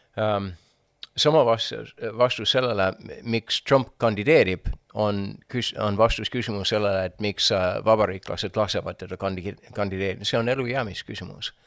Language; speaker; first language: Estonian; non-native, fluent; English